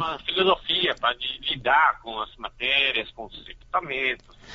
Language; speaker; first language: Portuguese; non-native, fluent; Chinese